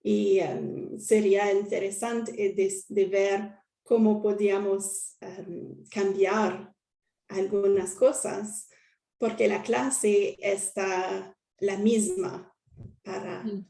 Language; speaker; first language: Spanish; non-native, learner; French